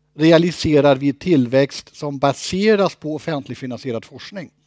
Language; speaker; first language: Swedish; non-native, fluent; German